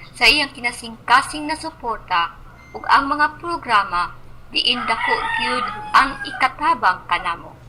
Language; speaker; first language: Cebuano; native; Cebuano